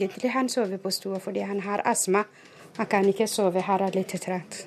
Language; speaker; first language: Norwegian; non-native, learner; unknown